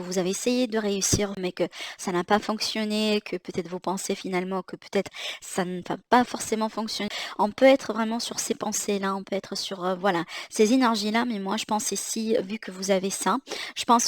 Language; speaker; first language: French; native; French